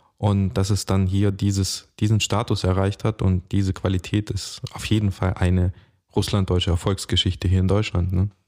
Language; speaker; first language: German; early bilingual, other home language; Russian